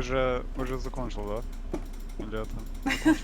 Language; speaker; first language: Russian; non-native, learner; English